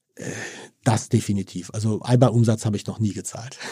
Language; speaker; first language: German; native; German